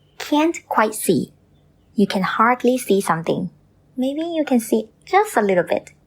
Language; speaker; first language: English; non-native, fluent; Thai